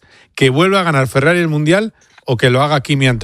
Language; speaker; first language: Spanish; native; Spanish